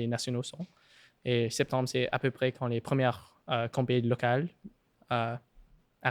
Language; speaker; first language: French; non-native, local second language; English